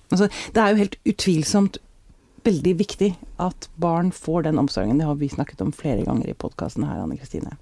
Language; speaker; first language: Norwegian; native; Norwegian